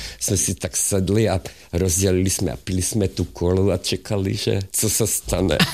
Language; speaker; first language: Czech; non-native, local second language; Hungarian